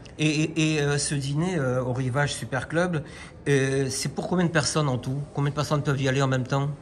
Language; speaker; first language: French; native; French